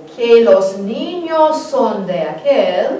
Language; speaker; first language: Spanish; non-native, fluent; English